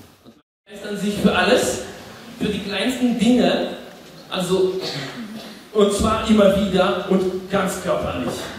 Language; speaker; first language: German; non-native, fluent; French